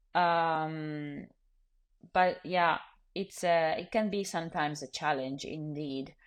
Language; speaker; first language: English; non-native, fluent; Italian